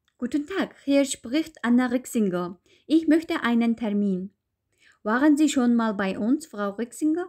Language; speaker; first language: German; non-native, fluent; Uyghur